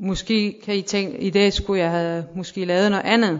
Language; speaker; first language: Danish; non-native, fluent; Persian